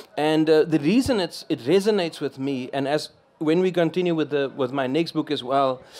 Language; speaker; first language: English; non-native, local second language; Afrikaans